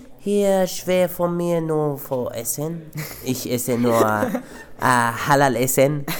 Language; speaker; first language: German; non-native, learner; Arabic